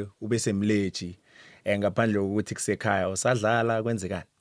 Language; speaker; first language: Zulu; non-native, local second language; South Ndebele